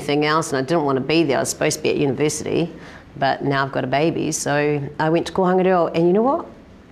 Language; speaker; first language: English; native; English